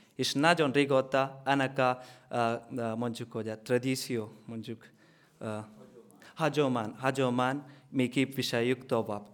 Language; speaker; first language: Hungarian; non-native, learner; Malayalam